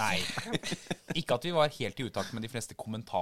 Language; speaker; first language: Norwegian; native; Norwegian